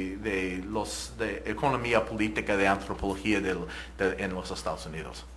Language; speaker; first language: Spanish; non-native, fluent; English